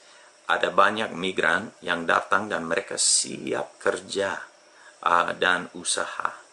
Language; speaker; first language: Indonesian; non-native, fluent; English